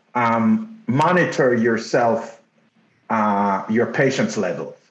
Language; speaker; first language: English; non-native, local second language; Jamaican Creole English